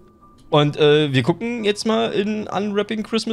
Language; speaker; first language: German; native; German